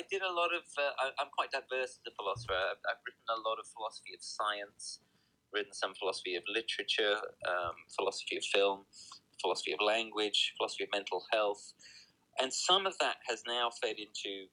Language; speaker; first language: English; native; English